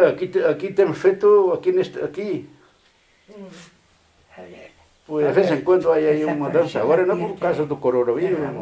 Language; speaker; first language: Spanish; non-native, local second language; Portuguese